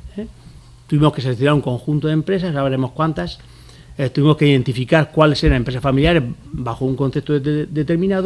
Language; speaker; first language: Spanish; native; Spanish